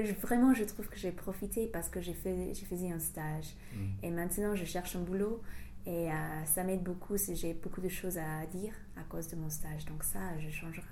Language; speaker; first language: French; non-native, fluent; English